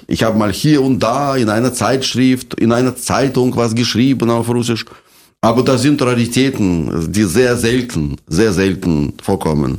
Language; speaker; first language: German; non-native, fluent; Russian